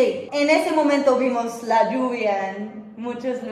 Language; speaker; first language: Spanish; non-native, fluent; English